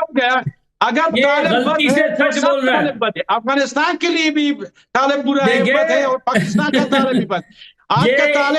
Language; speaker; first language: Hindi; non-native, fluent; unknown